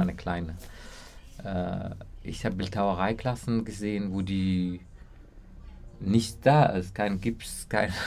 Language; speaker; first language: German; non-native, learner; Kurdish